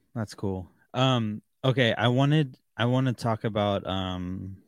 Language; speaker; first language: English; native; English